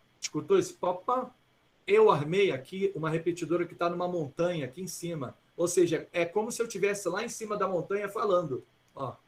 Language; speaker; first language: Portuguese; early bilingual, other home language; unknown